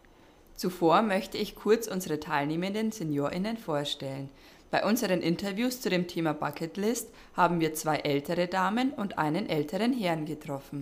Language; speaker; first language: German; native; German